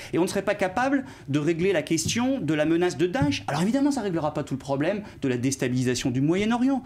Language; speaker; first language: French; native; French